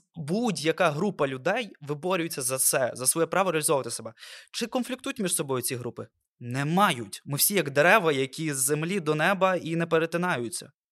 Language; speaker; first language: Ukrainian; non-native, local second language; Russian